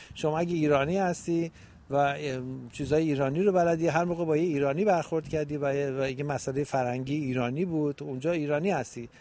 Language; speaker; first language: Persian; native; Persian